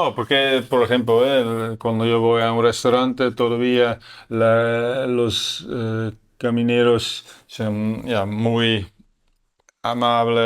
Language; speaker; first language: Spanish; non-native, learner; Dutch